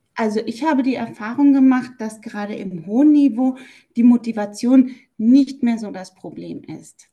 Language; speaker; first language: German; native; German